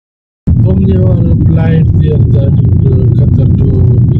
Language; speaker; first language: English; non-native, learner; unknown